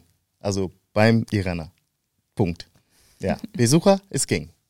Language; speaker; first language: German; non-native, fluent; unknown